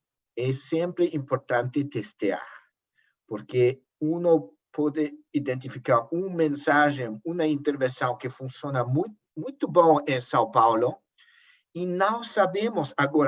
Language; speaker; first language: Portuguese; non-native, learner; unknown